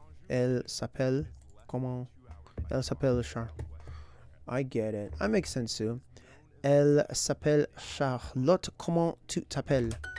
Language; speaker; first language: French; non-native, learner; English